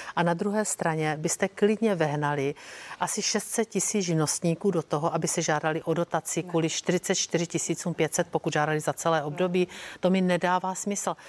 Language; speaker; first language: Czech; native; Czech